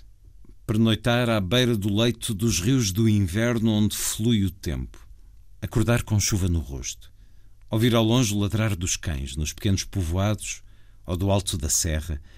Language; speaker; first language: Portuguese; native; Portuguese